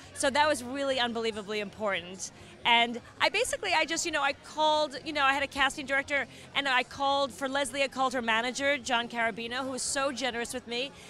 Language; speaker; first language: English; native; English